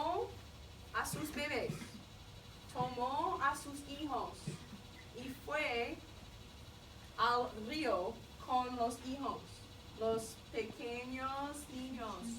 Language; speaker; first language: Spanish; non-native, fluent; English